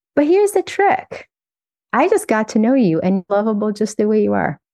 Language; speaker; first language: English; non-native, fluent; Portuguese